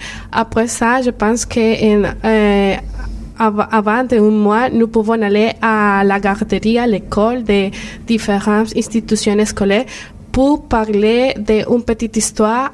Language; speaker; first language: French; non-native, learner; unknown